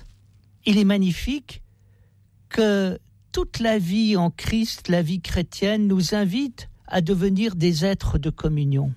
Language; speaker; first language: French; native; French